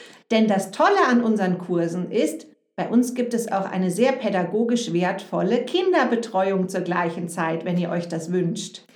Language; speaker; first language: German; native; German